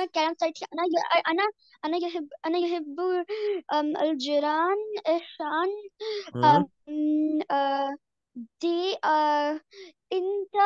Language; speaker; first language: Arabic; non-native, learner; Urdu